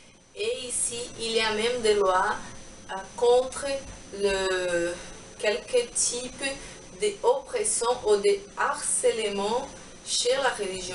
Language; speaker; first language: French; non-native, learner; Portuguese